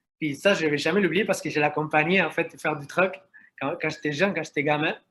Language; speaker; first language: French; non-native, fluent; Spanish